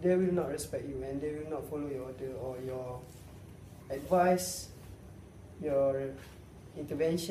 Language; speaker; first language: English; non-native, local second language; Malay